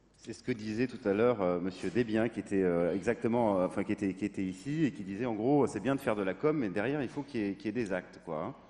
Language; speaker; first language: French; native; French